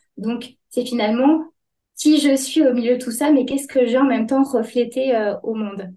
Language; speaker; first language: French; native; French